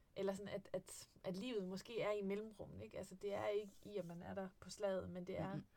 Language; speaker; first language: Danish; native; Danish